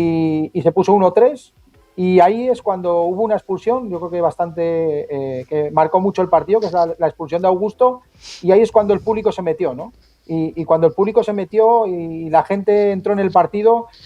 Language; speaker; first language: Spanish; native; Spanish